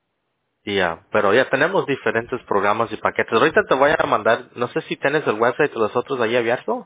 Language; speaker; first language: Spanish; early bilingual, heritage; English